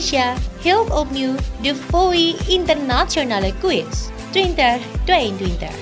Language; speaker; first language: Dutch; non-native, fluent; Indonesian